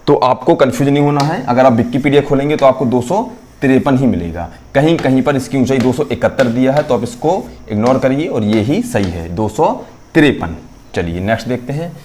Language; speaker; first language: Hindi; native; Hindi